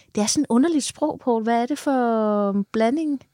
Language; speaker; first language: Danish; native; Danish